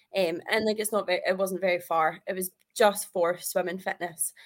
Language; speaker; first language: English; native; English